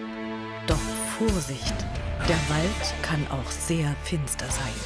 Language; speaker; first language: German; native; German